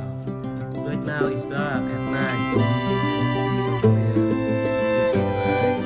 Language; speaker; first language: English; non-native, learner; Vietnamese